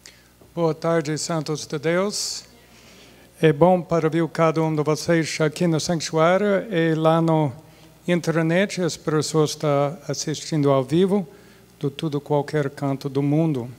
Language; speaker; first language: Portuguese; non-native, fluent; English